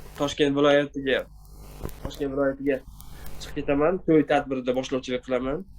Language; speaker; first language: Uzbek; non-native, local second language; Tajik